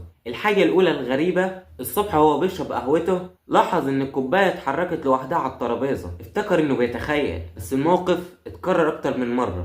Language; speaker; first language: Arabic; native; Arabic